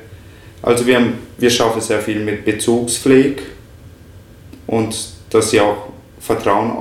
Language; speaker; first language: German; non-native, fluent; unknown